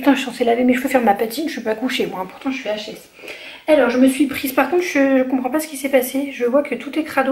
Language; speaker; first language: French; native; French